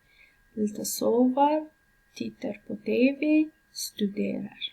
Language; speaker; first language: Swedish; non-native, fluent; Pashto